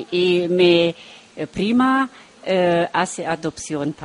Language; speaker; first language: Spanish; non-native, learner; Romanian